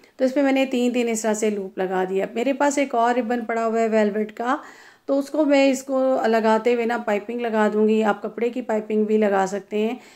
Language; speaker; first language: Urdu; non-native, local second language; Punjabi